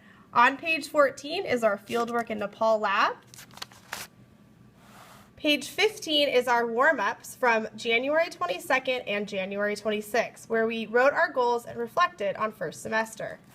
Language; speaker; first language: English; native; English